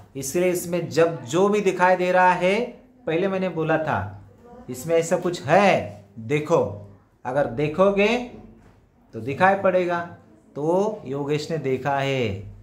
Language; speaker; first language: Hindi; non-native, local second language; Marathi